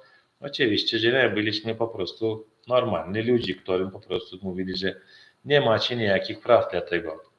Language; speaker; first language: Polish; non-native, learner; Turkmen